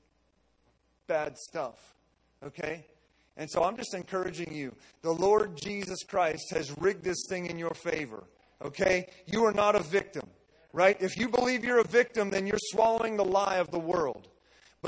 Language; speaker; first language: English; native; English